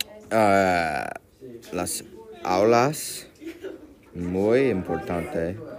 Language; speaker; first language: Spanish; non-native, learner; English